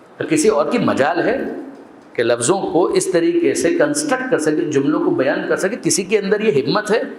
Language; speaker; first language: Urdu; non-native, local second language; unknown